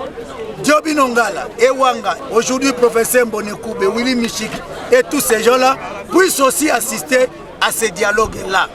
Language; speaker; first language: French; non-native, local second language; Lingala